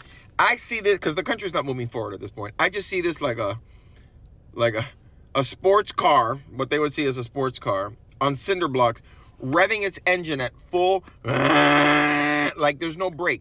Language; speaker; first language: English; native; English